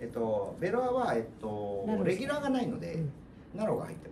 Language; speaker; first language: Japanese; native; Japanese